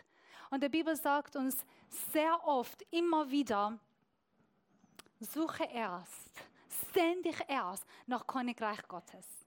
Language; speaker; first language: German; non-native, fluent; Persian